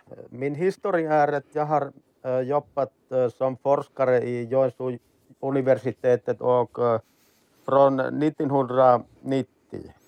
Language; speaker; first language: Swedish; non-native, learner; Finnish